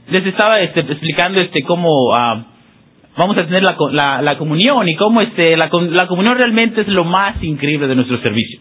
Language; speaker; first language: Spanish; early bilingual, heritage; Spanish